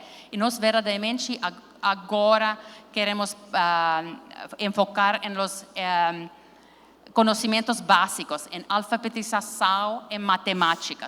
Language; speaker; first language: Portuguese; non-native, learner; Finnish